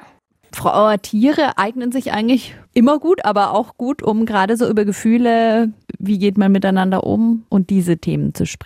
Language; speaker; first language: German; native; German